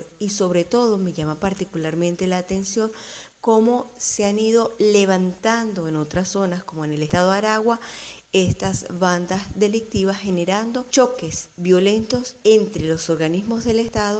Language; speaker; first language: Spanish; native; Spanish